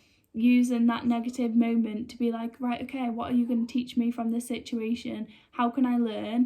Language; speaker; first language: English; native; English